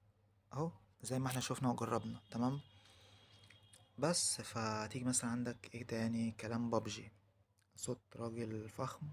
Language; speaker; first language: Arabic; native; Arabic